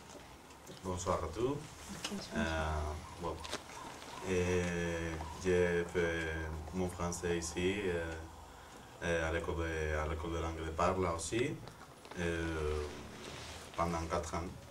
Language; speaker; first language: French; non-native, fluent; Spanish